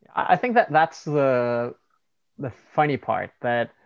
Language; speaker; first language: English; non-native, fluent; Spanish